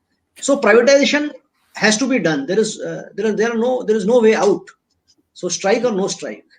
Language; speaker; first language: English; non-native, local second language; Hindi